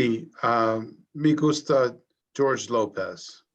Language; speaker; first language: Spanish; non-native, learner; English